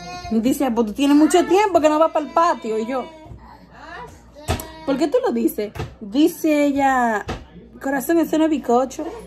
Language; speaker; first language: Spanish; early bilingual, heritage; Spanish